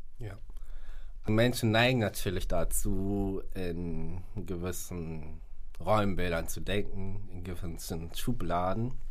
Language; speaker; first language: German; early bilingual, other home language; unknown